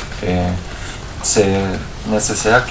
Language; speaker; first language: French; non-native, fluent; German